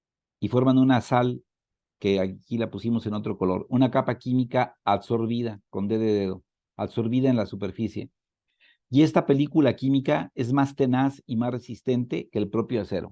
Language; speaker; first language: Spanish; native; Spanish